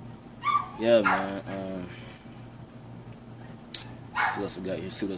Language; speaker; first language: English; native; English